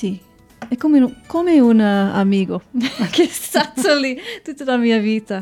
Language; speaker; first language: Italian; non-native, fluent; English